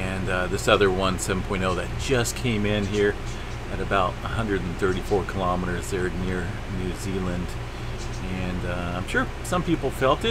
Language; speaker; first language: English; native; English